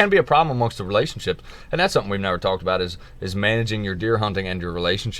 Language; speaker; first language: English; native; English